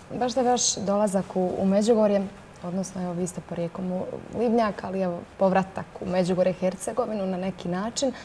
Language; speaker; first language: Croatian; native; Croatian